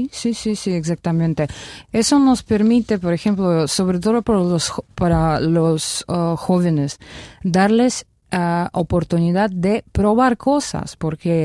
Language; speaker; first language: Spanish; non-native, fluent; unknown